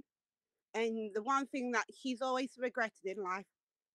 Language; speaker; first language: English; native; English